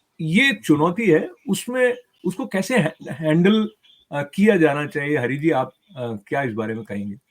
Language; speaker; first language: Hindi; native; Hindi